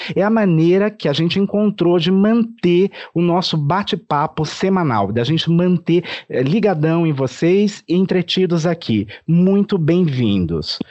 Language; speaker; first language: Portuguese; native; Portuguese